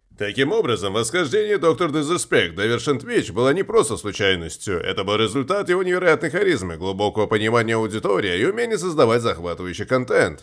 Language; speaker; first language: Russian; native; Russian